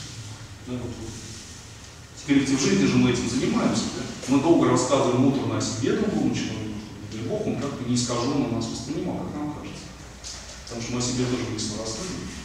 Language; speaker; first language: Russian; native; Russian